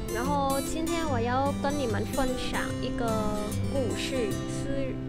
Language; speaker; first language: Chinese; non-native, fluent; Vietnamese